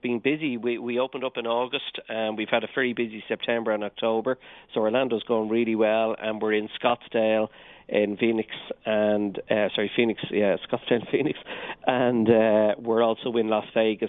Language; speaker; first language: English; native; English